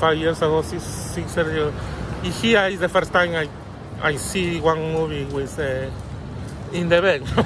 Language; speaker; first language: English; non-native, learner; Spanish